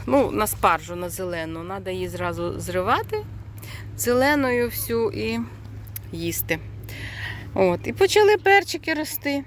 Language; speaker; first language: Ukrainian; non-native, local second language; Russian